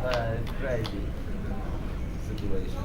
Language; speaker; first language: English; non-native, learner; Polish